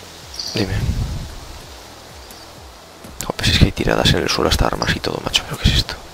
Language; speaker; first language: Spanish; native; Spanish